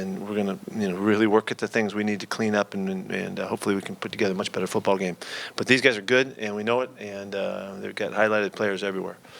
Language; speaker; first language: English; native; English